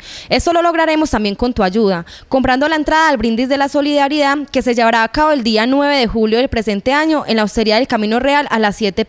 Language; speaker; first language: Spanish; native; Spanish